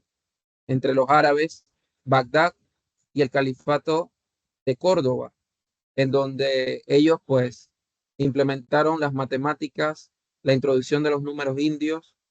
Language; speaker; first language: Spanish; native; Spanish